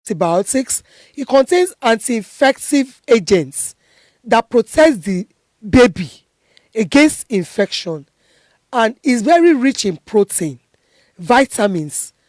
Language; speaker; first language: English; non-native, local second language; Yoruba